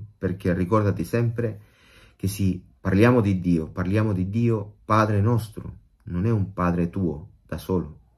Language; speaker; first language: Italian; non-native, fluent; Spanish